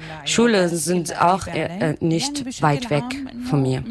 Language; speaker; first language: German; non-native, learner; Arabic